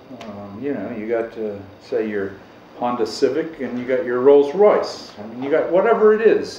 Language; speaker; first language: English; native; English